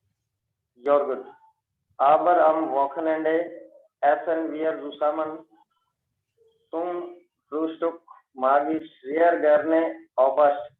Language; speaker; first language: German; non-native, learner; Hindi